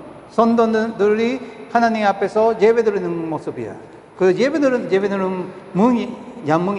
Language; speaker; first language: Korean; non-native, fluent; Spanish